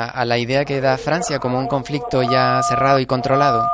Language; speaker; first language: Spanish; native; Spanish